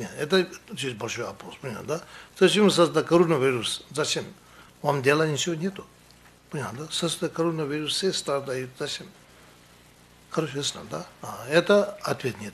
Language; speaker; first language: Russian; non-native, learner; Tibetan